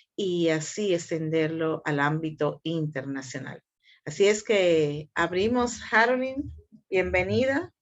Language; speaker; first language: Spanish; native; Spanish